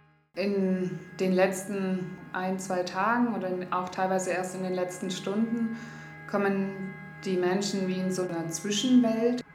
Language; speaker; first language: German; native; German